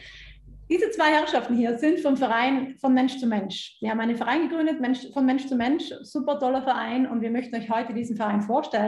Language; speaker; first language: German; native; German